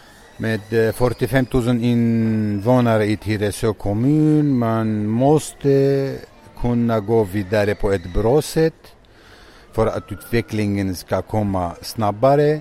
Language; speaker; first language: Swedish; non-native, fluent; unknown